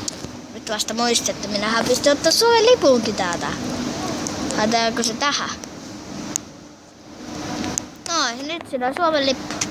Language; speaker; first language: Finnish; native; Finnish